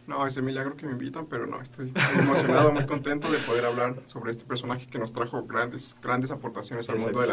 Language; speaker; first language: Spanish; native; Spanish